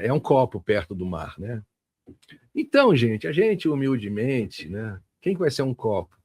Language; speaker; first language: Portuguese; native; Portuguese